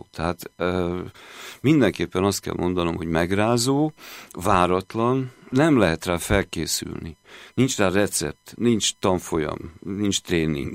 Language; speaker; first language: Hungarian; native; Hungarian